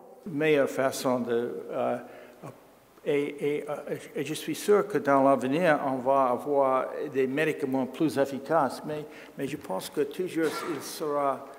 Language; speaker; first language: French; non-native, learner; English